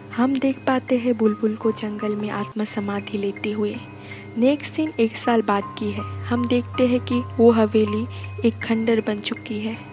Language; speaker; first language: Hindi; non-native, local second language; Bangla